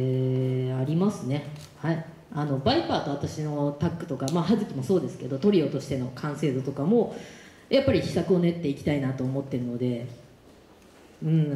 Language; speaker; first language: Japanese; native; Japanese